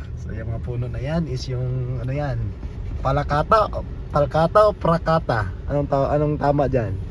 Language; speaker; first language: Filipino; non-native, local second language; Cebuano